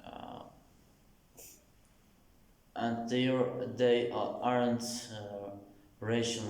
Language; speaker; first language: English; non-native, learner; Turkish